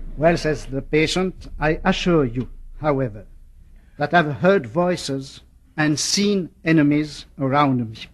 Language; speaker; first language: English; non-native, fluent; French